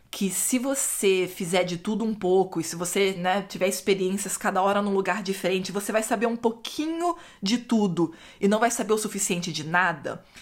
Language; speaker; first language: Portuguese; native; Portuguese